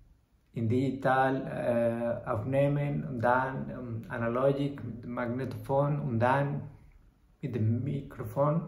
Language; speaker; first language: German; non-native, learner; Spanish